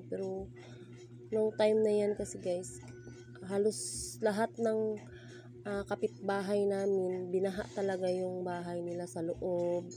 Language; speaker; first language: Filipino; non-native, local second language; Cebuano